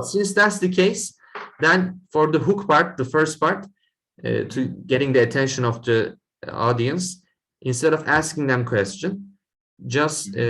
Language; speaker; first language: English; non-native, fluent; Turkish